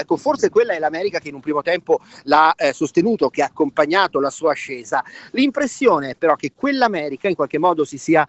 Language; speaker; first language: Italian; native; Italian